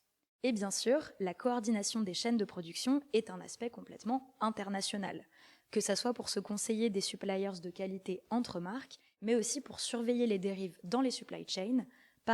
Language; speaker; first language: French; native; French